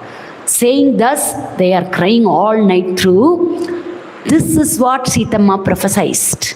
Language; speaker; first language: English; non-native, local second language; Tamil